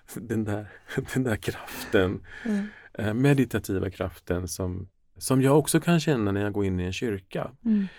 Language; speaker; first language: Swedish; early bilingual, other home language; Finnish